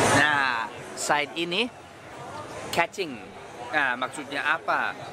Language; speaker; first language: Indonesian; non-native, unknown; English